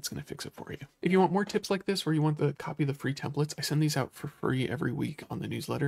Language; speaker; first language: English; native; English